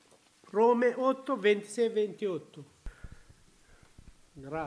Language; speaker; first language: Italian; non-native, learner; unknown